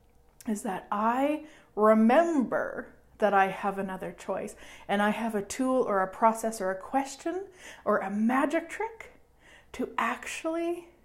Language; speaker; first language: English; native; English